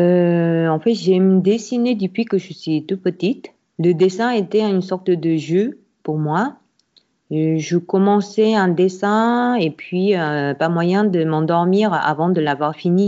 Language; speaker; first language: French; non-native, fluent; Korean